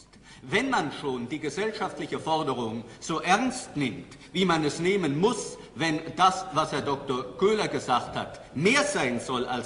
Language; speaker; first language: German; native; German